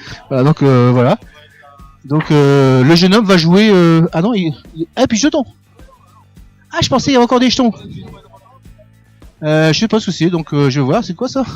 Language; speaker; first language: French; native; French